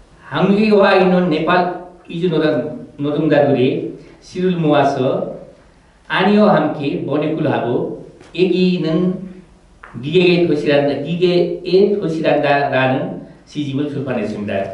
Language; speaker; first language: Korean; non-native, fluent; Nepali